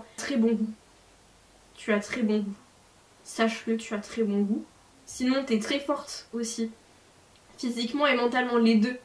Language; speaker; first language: French; native; French